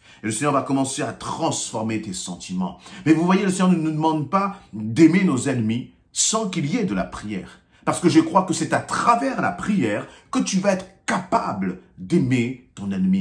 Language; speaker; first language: French; native; French